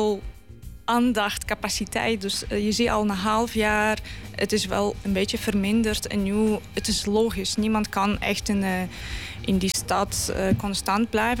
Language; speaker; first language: Dutch; non-native, fluent; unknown